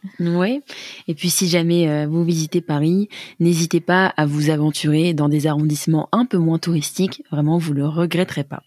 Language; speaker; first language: French; native; French